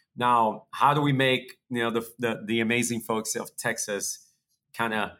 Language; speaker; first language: English; early bilingual, other home language; Portuguese